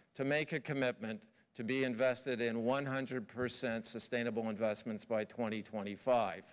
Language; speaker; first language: English; native; English